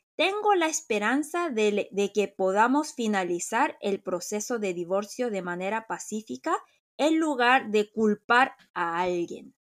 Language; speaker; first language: Spanish; non-native, fluent; Korean